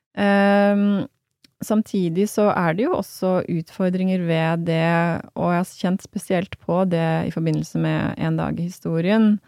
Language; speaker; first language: Norwegian; native; Norwegian